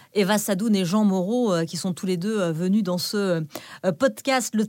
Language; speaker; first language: French; native; French